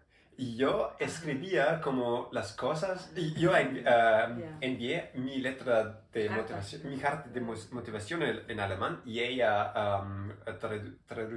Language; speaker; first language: Spanish; non-native, learner; German